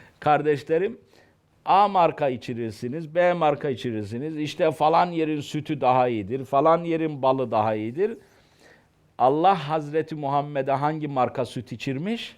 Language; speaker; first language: Turkish; native; Turkish